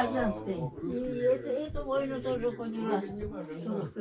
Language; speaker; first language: Russian; non-native, local second language; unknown